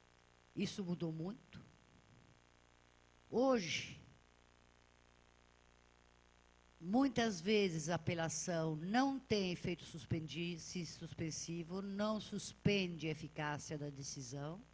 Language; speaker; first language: Portuguese; native; Portuguese